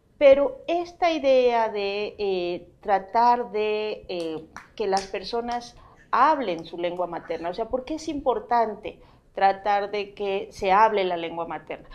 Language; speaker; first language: Spanish; native; Spanish